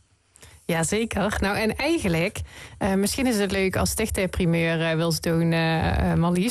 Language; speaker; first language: Dutch; native; Dutch